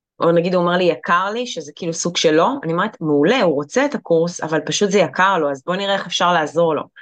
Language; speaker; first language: Hebrew; early bilingual, other home language; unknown